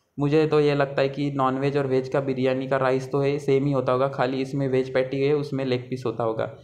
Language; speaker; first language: Hindi; non-native, local second language; Marathi